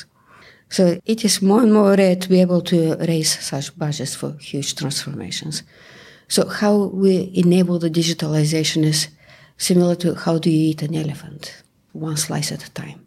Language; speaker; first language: English; non-native, fluent; Bulgarian